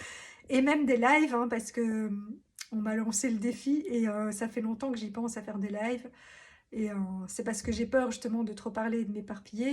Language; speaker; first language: French; native; French